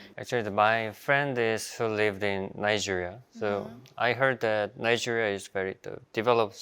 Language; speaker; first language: English; non-native, learner; Korean